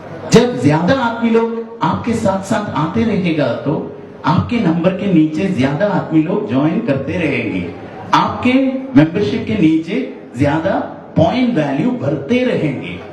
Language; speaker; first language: Hindi; non-native, learner; Nepali